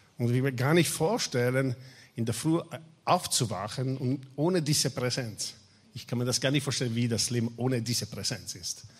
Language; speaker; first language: German; non-native, fluent; Italian